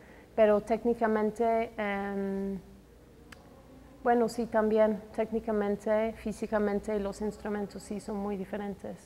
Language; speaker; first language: Spanish; non-native, fluent; English